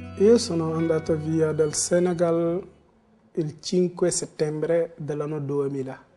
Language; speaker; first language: Italian; non-native, fluent; Wolof